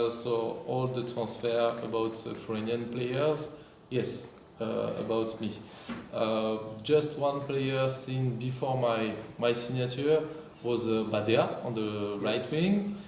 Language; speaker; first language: English; non-native, fluent; French